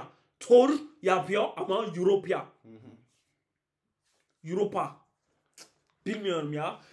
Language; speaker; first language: Turkish; non-native, learner; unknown